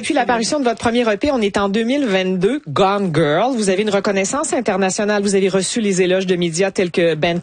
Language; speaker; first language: French; native; French